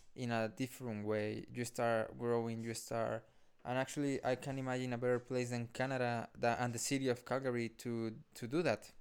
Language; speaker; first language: English; non-native, fluent; Spanish